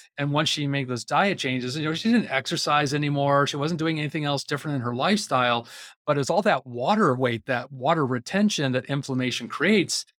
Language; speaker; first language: English; native; English